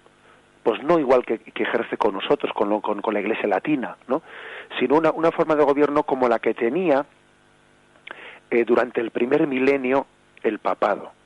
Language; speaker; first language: Spanish; native; Spanish